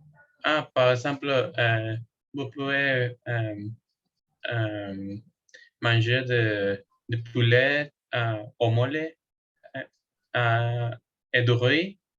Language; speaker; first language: French; non-native, learner; Spanish